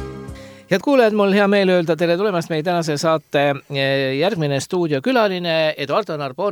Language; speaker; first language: Estonian; native; Estonian